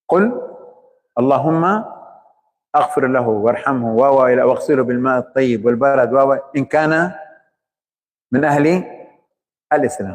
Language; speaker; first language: Arabic; native; Arabic